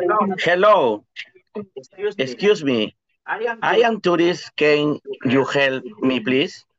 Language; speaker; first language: English; non-native, learner; Spanish